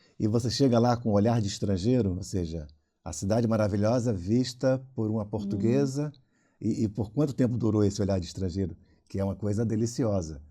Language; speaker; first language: Portuguese; native; Portuguese